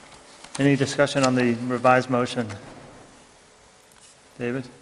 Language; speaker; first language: English; native; English